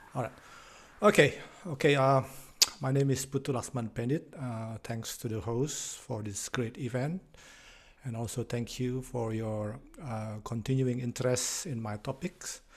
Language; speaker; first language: English; non-native, fluent; Indonesian